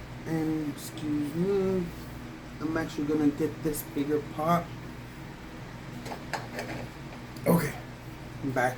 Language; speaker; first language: English; native; English